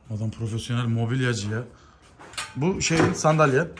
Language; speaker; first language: Turkish; native; Turkish